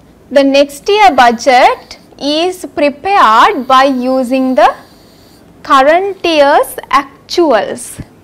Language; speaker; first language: English; non-native, local second language; Sinhala